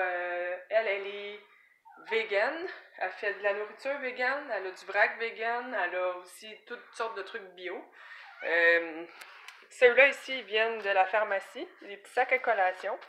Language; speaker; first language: French; native; French